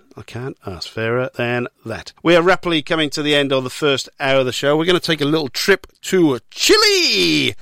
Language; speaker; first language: English; native; English